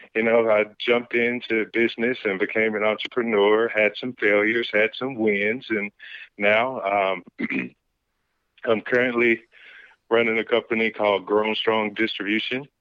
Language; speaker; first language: English; native; English